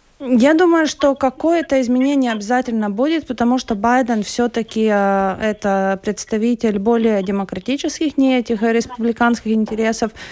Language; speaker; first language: Russian; non-native, local second language; Latvian